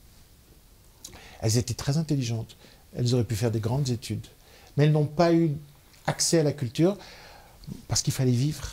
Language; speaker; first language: French; native; French